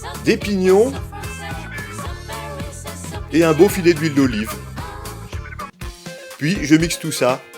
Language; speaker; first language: French; native; French